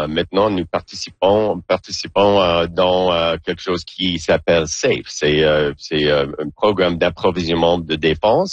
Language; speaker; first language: French; non-native, local second language; English